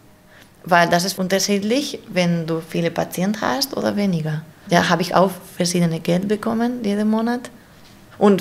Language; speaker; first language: German; non-native, fluent; Spanish